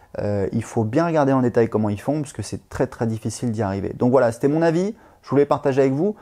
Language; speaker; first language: French; native; French